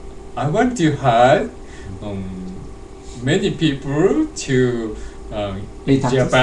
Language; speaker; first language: English; non-native, learner; Japanese